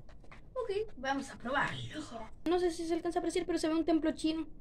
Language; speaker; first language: Spanish; native; Spanish